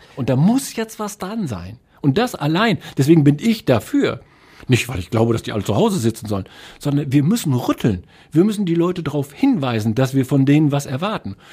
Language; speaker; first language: German; native; German